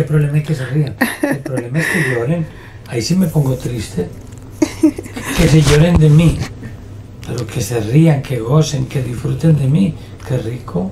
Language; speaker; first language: Spanish; native; Spanish